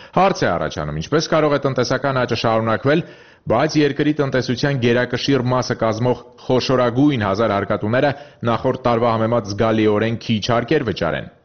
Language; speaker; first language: Armenian; native; Armenian